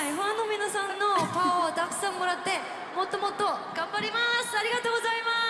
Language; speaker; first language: Japanese; non-native, fluent; Korean